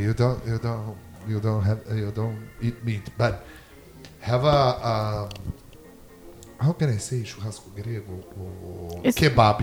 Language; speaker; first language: English; non-native, learner; Portuguese